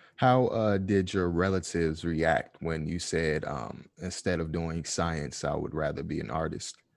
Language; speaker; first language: English; native; English